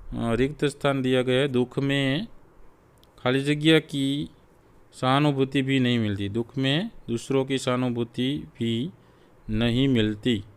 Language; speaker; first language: Hindi; non-native, local second language; Gujarati